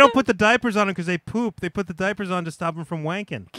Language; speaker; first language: English; native; English